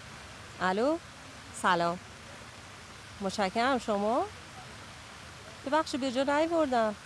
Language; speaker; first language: Persian; native; Persian